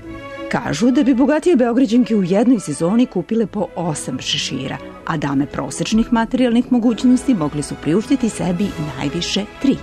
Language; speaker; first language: Serbian; native; Serbian